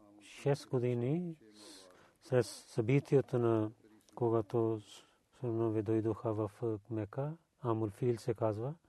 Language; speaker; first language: Bulgarian; non-native, learner; Urdu